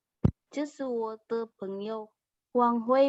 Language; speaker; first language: Chinese; non-native, learner; Indonesian